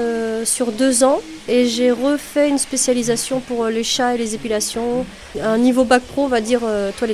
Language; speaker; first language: French; native; French